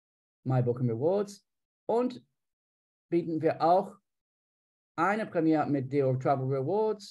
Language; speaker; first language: German; non-native, fluent; English